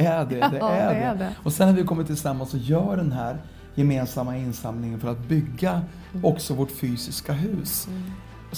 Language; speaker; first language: Swedish; native; Swedish